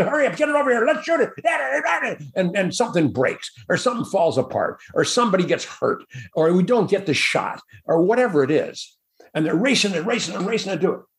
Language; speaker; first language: English; native; English